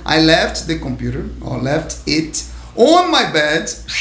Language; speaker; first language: English; non-native, fluent; Portuguese